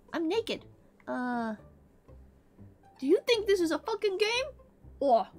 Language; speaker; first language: English; native; English